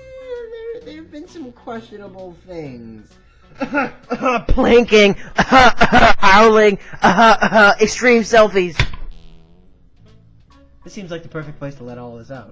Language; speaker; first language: English; native; English